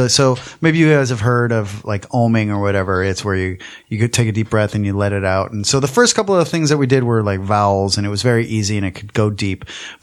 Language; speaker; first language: English; native; English